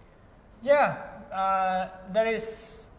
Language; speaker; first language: English; non-native, fluent; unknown